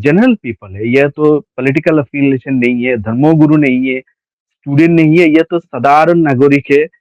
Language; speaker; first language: Hindi; non-native, learner; Bangla